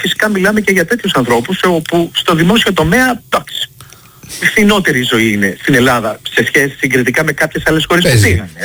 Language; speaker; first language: Greek; native; Greek